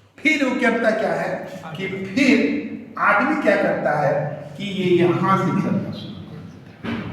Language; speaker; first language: Hindi; native; Hindi